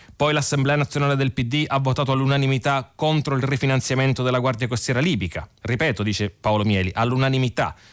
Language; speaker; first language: Italian; native; Italian